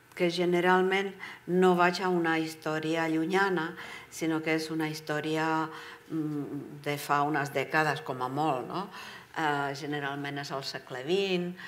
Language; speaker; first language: Catalan; non-native, fluent; Czech